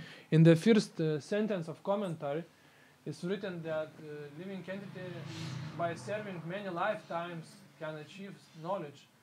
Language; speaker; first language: English; non-native, fluent; Lithuanian